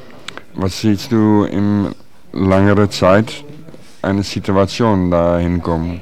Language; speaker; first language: German; non-native, learner; Dutch